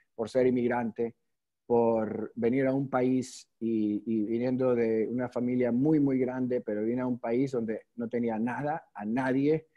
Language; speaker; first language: Spanish; early bilingual, heritage; Spanish